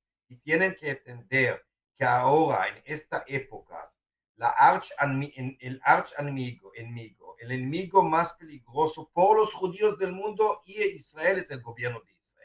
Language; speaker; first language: Spanish; non-native, fluent; Hebrew